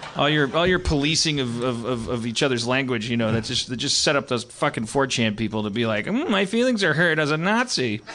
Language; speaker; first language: English; native; English